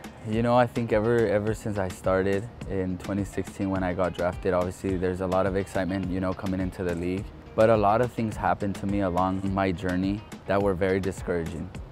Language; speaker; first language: English; early bilingual, other home language; Spanish